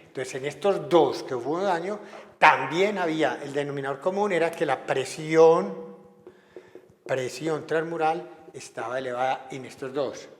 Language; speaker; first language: Spanish; native; Spanish